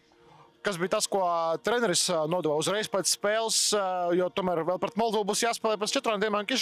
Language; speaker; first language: Latvian; native; Latvian